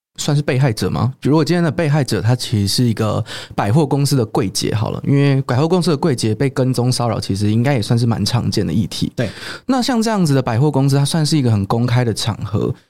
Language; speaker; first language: Chinese; native; Chinese